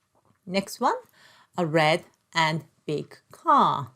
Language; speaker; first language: English; non-native, local second language; Japanese